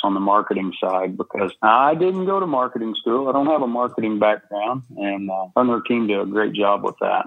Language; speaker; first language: English; native; English